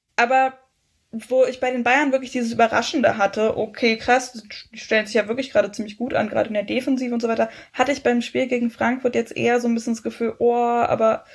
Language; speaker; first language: German; native; German